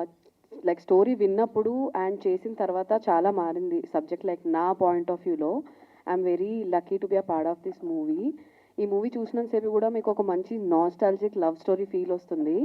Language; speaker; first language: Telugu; non-native, learner; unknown